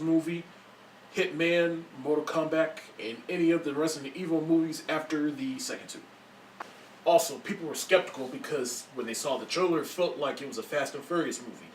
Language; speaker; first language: English; native; English